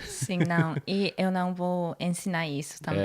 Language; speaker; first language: Portuguese; non-native, learner; Korean